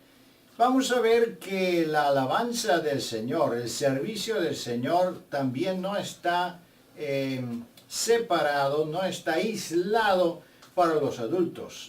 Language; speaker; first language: Spanish; non-native, fluent; Bulgarian